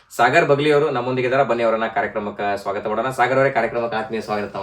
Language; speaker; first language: Kannada; native; Kannada